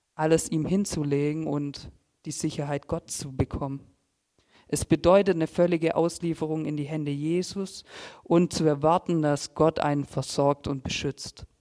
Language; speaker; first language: German; native; German